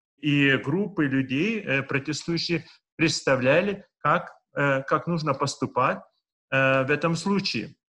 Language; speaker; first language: Russian; non-native, local second language; Lithuanian